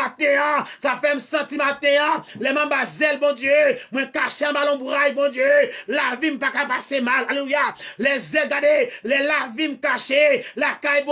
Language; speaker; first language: French; non-native, learner; Haitian Creole